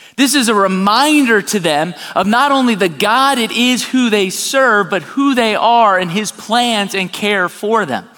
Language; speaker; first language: English; native; English